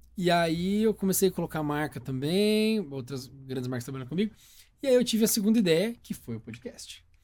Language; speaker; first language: Portuguese; native; Portuguese